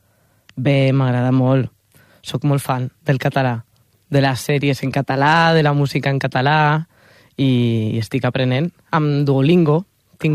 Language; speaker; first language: Catalan; non-native, learner; Spanish